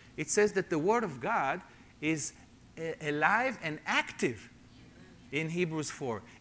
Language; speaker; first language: English; non-native, fluent; Hebrew